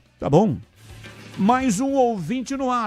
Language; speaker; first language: Portuguese; native; Portuguese